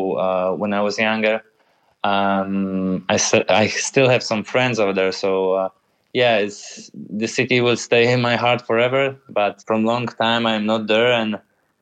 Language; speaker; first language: English; non-native, fluent; Polish